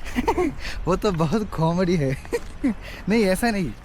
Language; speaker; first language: Hindi; non-native, local second language; Malayalam